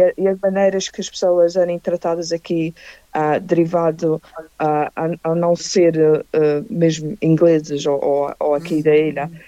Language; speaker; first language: Portuguese; early bilingual, heritage; Portuguese